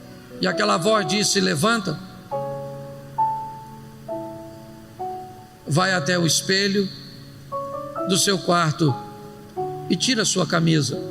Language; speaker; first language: Portuguese; native; Portuguese